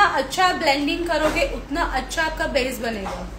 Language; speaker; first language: Hindi; non-native, local second language; Gujarati